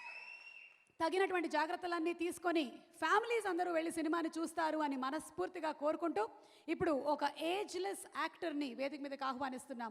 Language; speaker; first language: Telugu; native; Telugu